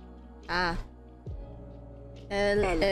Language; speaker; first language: French; non-native, learner; English